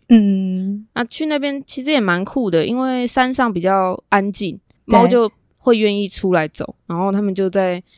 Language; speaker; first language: Chinese; native; Chinese